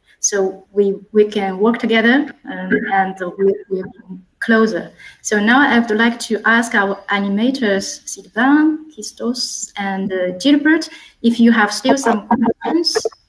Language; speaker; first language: English; non-native, fluent; Chinese